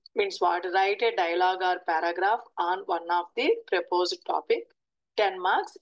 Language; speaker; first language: English; non-native, local second language; Telugu